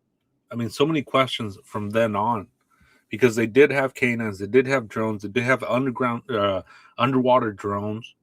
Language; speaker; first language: English; native; English